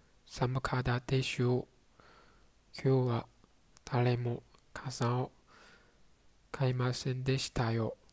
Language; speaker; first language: Japanese; non-native, learner; Chinese